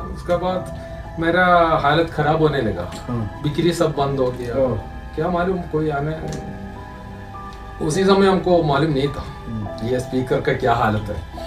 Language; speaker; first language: Hindi; non-native, local second language; Malayalam